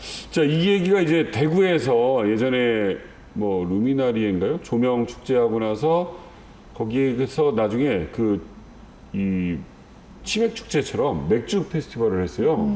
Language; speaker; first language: Korean; native; Korean